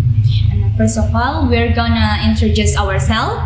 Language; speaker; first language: English; non-native, learner; Indonesian